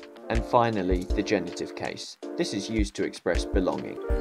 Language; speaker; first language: English; native; English